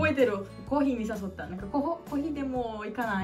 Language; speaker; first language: Japanese; non-native, learner; Portuguese